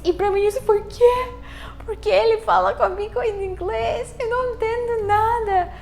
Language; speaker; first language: Portuguese; non-native, fluent; Russian